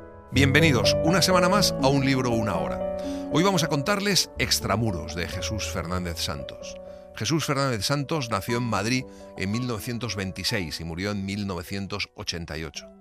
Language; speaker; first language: Spanish; native; Spanish